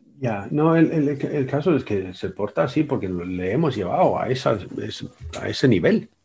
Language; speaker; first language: Spanish; non-native, fluent; Swedish